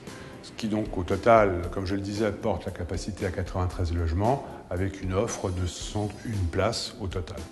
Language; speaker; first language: French; native; French